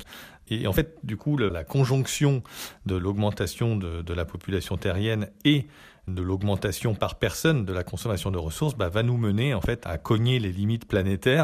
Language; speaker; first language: French; native; French